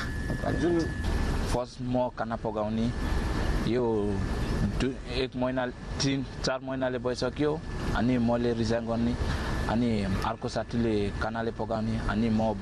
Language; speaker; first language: Nepali; non-native, learner; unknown